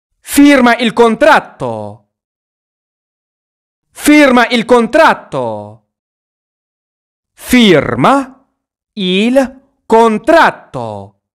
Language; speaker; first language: Italian; non-native, fluent; Arabic